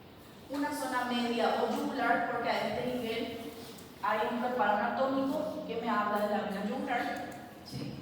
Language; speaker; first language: Spanish; native; Spanish